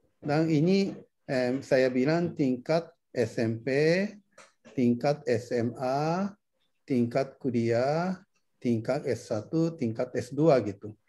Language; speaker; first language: Indonesian; non-native, fluent; Japanese